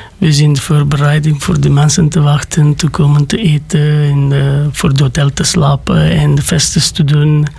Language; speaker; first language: Dutch; non-native, learner; Romanian